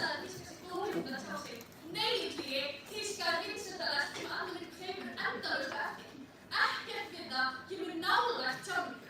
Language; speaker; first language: Icelandic; native; Icelandic